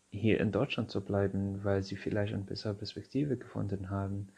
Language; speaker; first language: German; non-native, fluent; Arabic